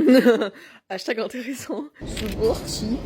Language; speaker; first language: French; native; French